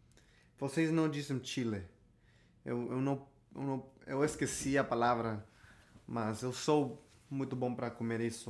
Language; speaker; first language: Portuguese; non-native, learner; Spanish